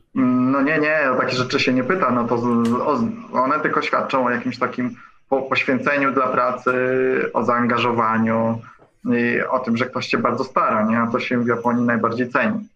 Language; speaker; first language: Polish; native; Polish